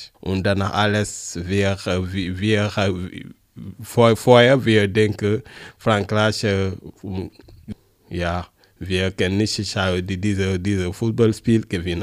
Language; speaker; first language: German; non-native, learner; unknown